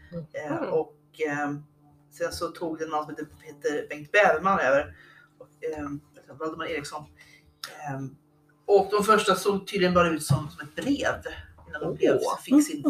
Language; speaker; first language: Swedish; native; Swedish